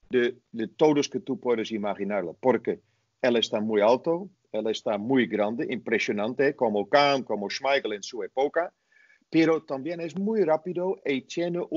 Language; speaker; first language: Spanish; non-native, fluent; Dutch